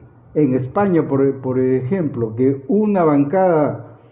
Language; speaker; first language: Spanish; native; Spanish